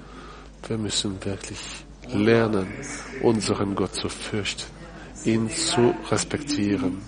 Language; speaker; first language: German; non-native, fluent; French